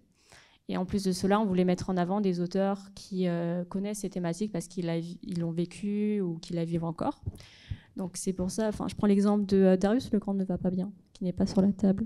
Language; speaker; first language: French; native; French